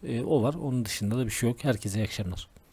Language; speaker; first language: Turkish; native; Turkish